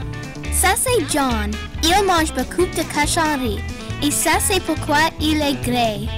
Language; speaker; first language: French; non-native, learner; English